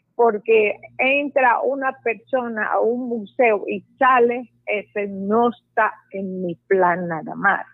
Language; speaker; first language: Spanish; non-native, fluent; Arabic